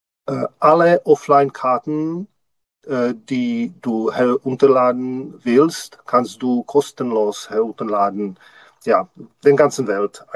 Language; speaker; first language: German; non-native, learner; Czech